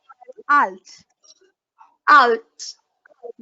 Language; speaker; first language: German; non-native, fluent; Bangla